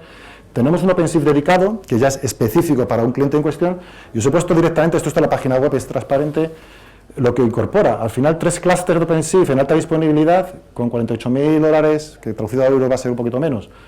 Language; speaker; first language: Spanish; native; Spanish